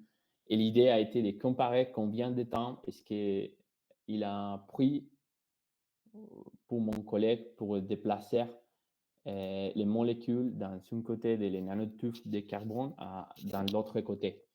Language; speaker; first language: French; non-native, fluent; Spanish